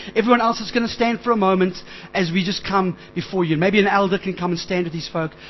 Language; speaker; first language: English; native; English